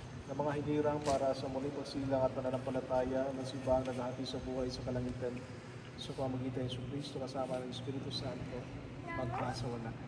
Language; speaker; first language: Filipino; native; Filipino